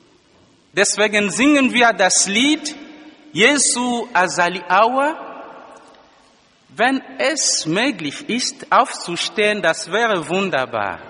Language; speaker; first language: German; non-native, fluent; Lingala